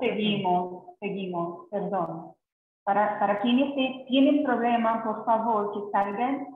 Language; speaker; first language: Spanish; non-native, fluent; Portuguese